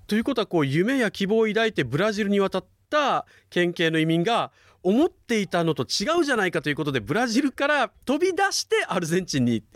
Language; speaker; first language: Japanese; native; Japanese